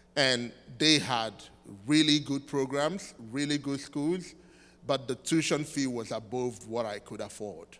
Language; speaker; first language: English; non-native, local second language; Igbo